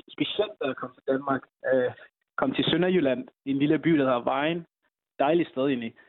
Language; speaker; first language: Danish; early bilingual, other home language; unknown